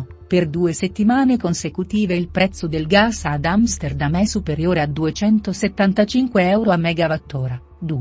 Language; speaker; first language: Italian; native; Italian